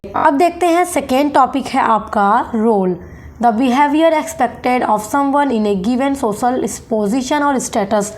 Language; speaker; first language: Hindi; native; Hindi